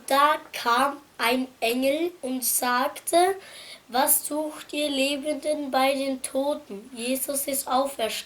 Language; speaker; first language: German; non-native, fluent; Arabic